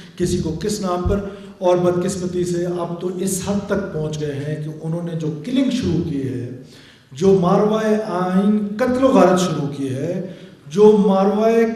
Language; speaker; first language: Urdu; non-native, local second language; Baluchi